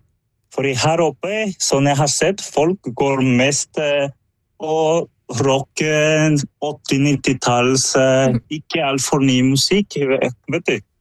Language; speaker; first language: Norwegian; non-native, fluent; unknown